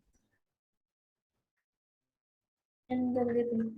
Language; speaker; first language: English; non-native, learner; Vietnamese